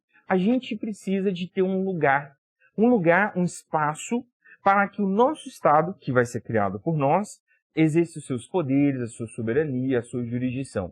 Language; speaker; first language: Portuguese; native; Portuguese